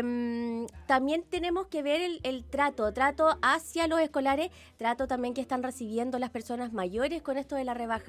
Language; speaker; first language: Spanish; native; Spanish